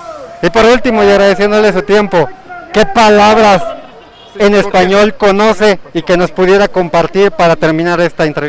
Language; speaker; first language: Spanish; native; Spanish